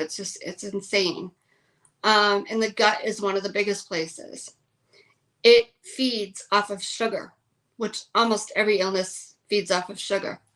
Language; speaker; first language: English; native; English